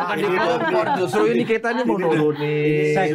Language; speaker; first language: Indonesian; native; Indonesian